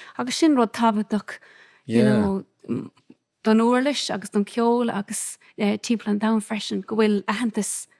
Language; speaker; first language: Irish; non-native, local second language; English